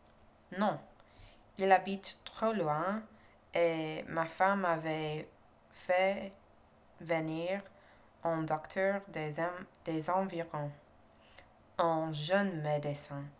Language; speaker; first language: French; non-native, learner; English